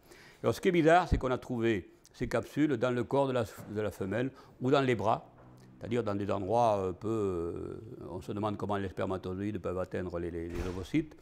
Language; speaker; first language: French; native; French